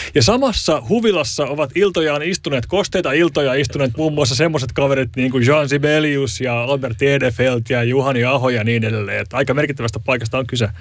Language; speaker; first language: Finnish; native; Finnish